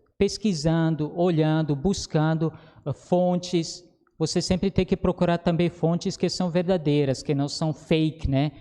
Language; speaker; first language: Portuguese; non-native, fluent; Croatian